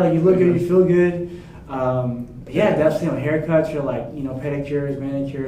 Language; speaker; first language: English; native; English